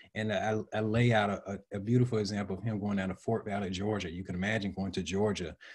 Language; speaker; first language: English; native; English